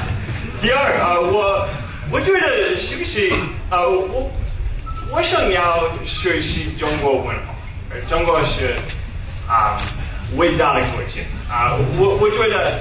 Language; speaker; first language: Chinese; non-native, learner; English